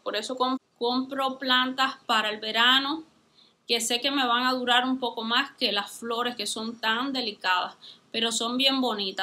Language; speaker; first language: Spanish; native; Spanish